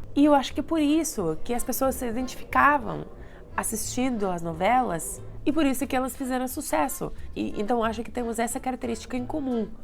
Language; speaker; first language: Portuguese; non-native, fluent; Russian